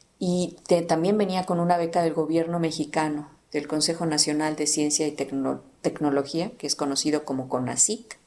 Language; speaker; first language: Spanish; native; Spanish